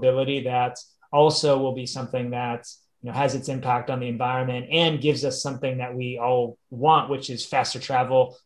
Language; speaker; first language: English; native; English